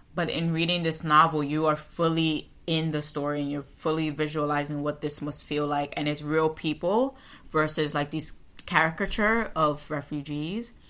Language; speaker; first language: English; native; English